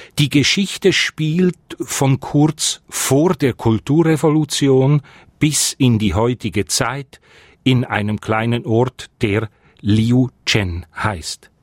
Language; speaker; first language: German; native; German